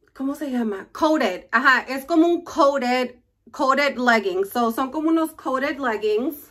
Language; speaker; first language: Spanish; early bilingual, heritage; Spanish